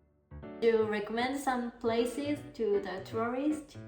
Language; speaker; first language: English; non-native, learner; Japanese